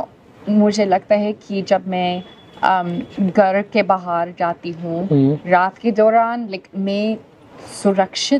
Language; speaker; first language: Hindi; non-native, learner; English